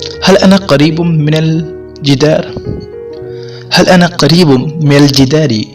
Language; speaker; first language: Arabic; non-native, fluent; Urdu